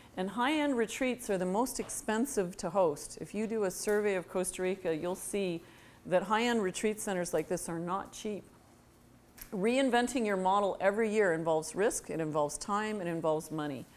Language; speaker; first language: English; native; English